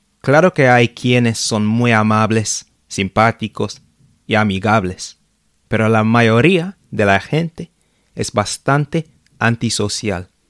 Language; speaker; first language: Spanish; non-native, fluent; English